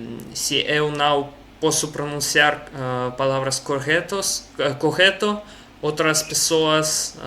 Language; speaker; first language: Portuguese; non-native, learner; Russian